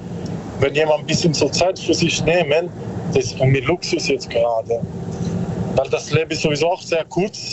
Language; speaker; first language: German; non-native, learner; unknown